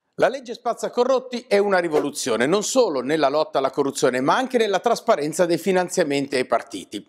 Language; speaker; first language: Italian; native; Italian